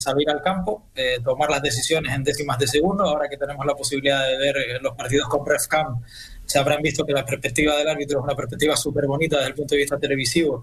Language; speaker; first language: Spanish; native; Spanish